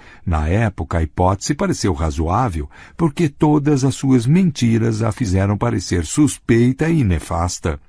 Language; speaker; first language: Portuguese; native; Portuguese